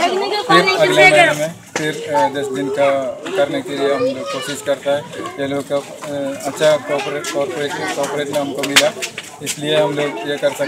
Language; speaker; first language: Hindi; non-native, local second language; Malayalam